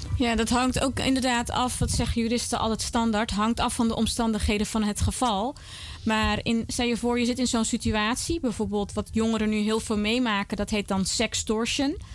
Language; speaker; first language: Dutch; native; Dutch